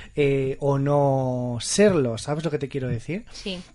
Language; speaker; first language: Spanish; native; Spanish